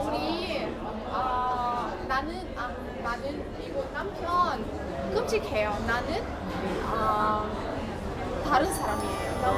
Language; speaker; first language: Korean; non-native, learner; Arabic